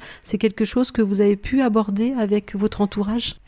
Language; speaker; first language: French; native; French